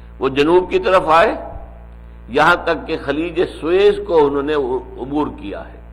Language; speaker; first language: Urdu; native; Urdu